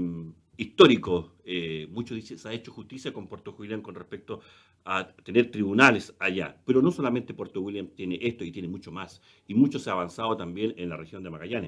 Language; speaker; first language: Spanish; native; Spanish